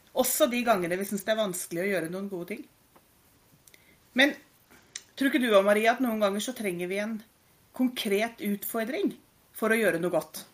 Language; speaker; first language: Norwegian; native; Norwegian